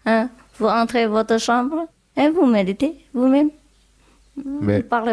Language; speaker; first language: French; non-native, learner; Vietnamese